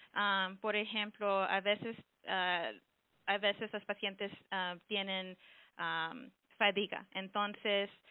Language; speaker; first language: Spanish; early bilingual, heritage; Spanish